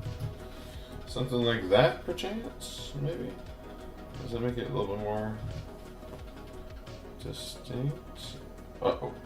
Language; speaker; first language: English; native; English